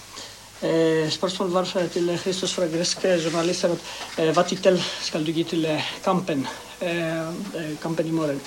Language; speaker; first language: Norwegian; non-native, learner; Greek